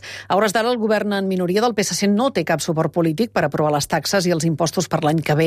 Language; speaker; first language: Catalan; native; Catalan